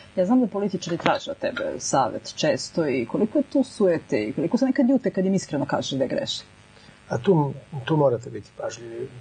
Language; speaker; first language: Serbian; native; Serbian